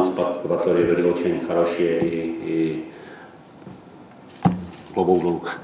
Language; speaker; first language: Russian; non-native, learner; Czech